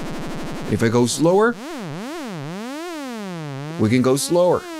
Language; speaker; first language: English; non-native, fluent; Spanish